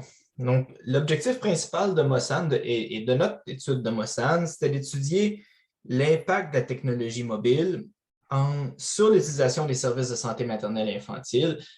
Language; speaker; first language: French; native; French